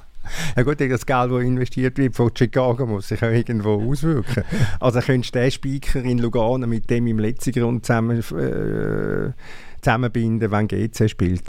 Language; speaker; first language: German; native; German